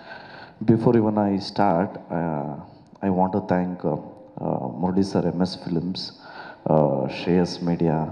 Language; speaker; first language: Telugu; non-native, learner; Kannada